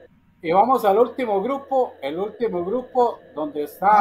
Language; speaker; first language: Spanish; native; Spanish